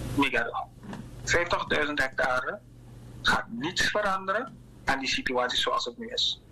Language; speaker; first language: Dutch; native; Dutch